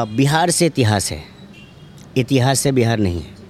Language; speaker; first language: Hindi; native; Hindi